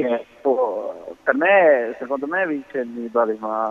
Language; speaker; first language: Italian; non-native, learner; Croatian